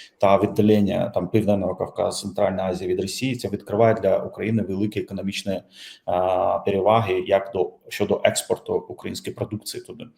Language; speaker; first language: Ukrainian; non-native, fluent; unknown